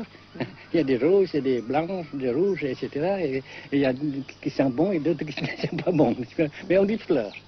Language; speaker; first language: French; non-native, local second language; Vietnamese